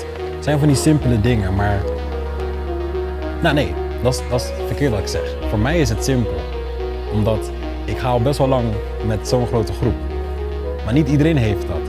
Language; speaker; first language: Dutch; native; Dutch